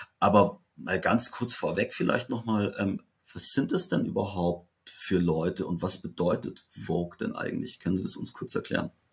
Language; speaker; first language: German; native; German